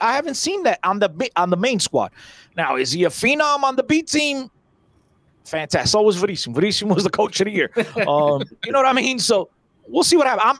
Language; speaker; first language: English; early bilingual, other home language; Portuguese